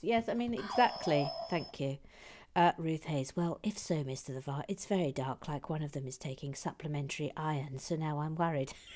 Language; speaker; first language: English; native; English